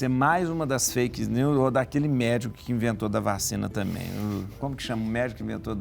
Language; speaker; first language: Portuguese; native; Portuguese